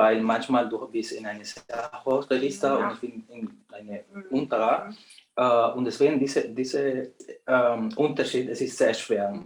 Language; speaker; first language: German; non-native, fluent; Spanish